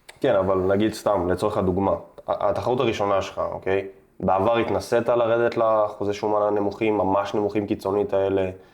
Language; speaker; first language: Hebrew; native; Hebrew